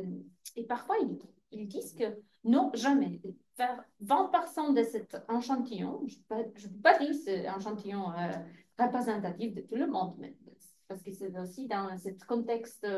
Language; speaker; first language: French; non-native, fluent; Polish